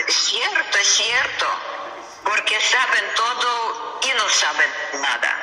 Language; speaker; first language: Spanish; non-native, learner; Russian